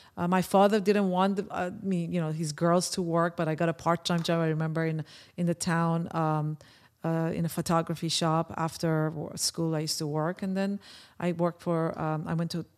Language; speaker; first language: English; early bilingual, other home language; Persian